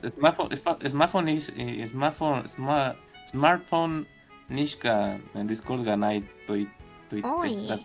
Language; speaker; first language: Japanese; non-native, learner; Spanish